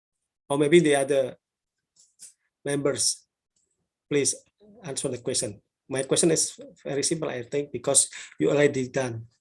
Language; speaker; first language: English; non-native, learner; Indonesian